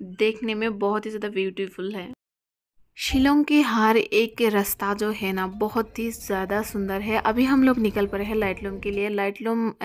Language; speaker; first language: Hindi; non-native, local second language; Bangla